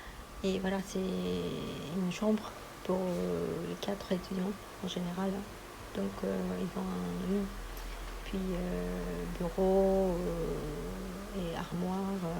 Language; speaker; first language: French; non-native, fluent; Japanese